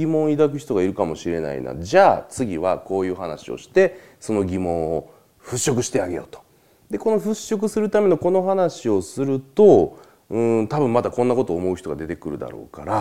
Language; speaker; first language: Japanese; native; Japanese